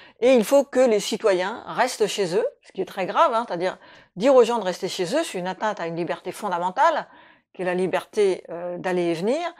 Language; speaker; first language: French; native; French